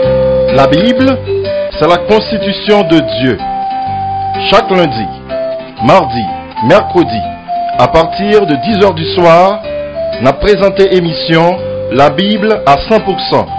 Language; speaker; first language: French; non-native, local second language; Haitian Creole